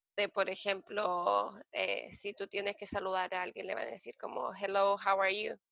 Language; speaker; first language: Spanish; native; Spanish